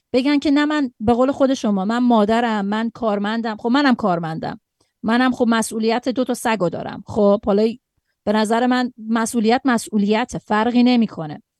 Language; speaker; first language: Persian; native; Persian